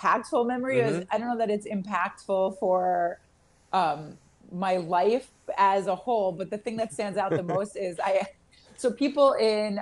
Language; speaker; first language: English; native; English